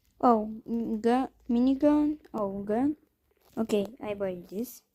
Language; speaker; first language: English; non-native, learner; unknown